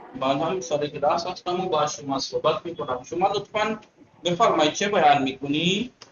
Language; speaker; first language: Persian; non-native, fluent; Urdu